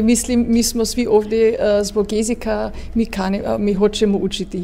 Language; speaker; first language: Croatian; early bilingual, heritage; Croatian